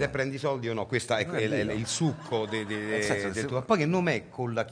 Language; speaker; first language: Italian; native; Italian